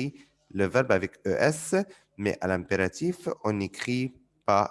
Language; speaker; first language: French; non-native, fluent; Arabic